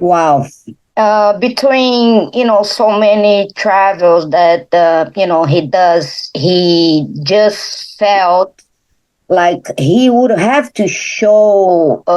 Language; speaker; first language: English; non-native, fluent; Portuguese